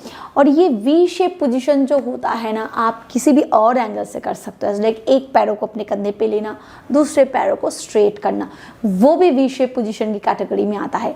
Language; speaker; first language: Hindi; native; Hindi